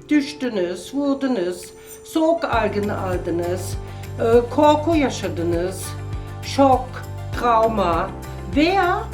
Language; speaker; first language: Turkish; non-native, learner; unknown